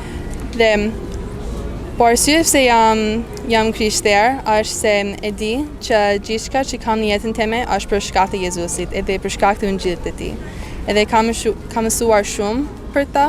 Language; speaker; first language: Albanian; non-native, fluent; English